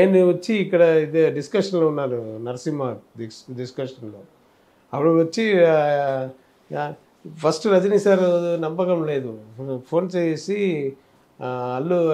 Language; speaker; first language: Telugu; non-native, learner; Tamil